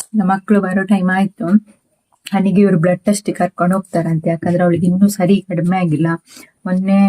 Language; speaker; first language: Kannada; native; Kannada